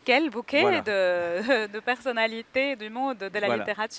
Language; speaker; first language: French; native; French